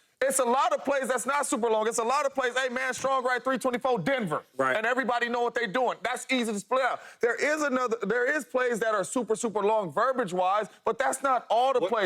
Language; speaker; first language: English; native; English